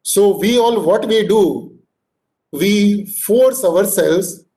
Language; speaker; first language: English; non-native, local second language; Hindi